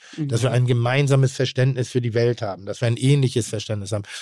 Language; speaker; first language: German; native; German